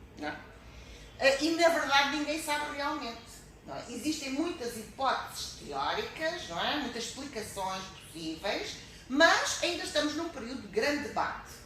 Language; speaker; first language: Portuguese; native; Portuguese